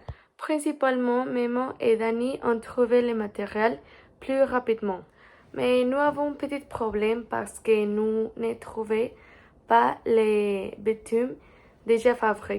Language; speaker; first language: French; non-native, learner; Spanish